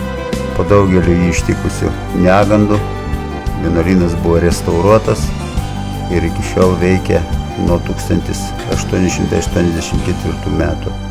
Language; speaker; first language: Lithuanian; native; Lithuanian